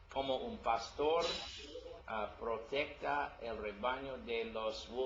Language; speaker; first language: Spanish; non-native, learner; English